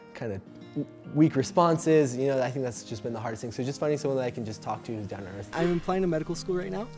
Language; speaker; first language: English; native; English